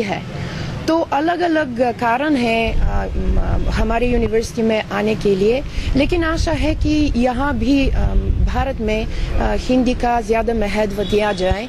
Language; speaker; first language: Hindi; non-native, fluent; Bulgarian